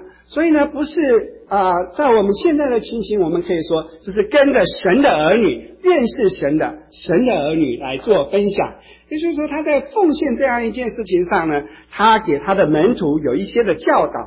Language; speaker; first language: Chinese; native; Chinese